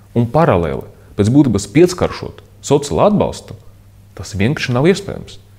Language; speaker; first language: Latvian; non-native, local second language; Russian